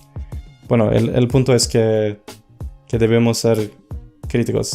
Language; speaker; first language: Spanish; non-native, fluent; Swedish